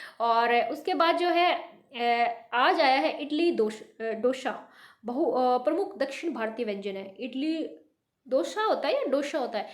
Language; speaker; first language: Hindi; native; Hindi